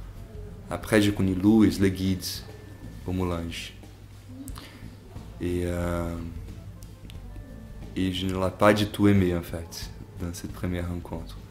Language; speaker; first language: French; non-native, fluent; Portuguese